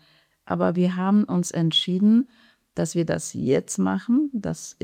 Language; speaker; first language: German; non-native, fluent; Polish